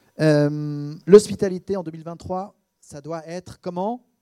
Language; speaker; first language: French; native; French